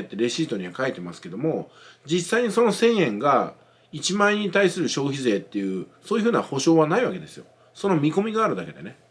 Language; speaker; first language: Japanese; native; Japanese